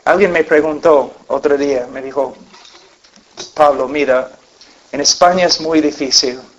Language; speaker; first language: Spanish; non-native, fluent; English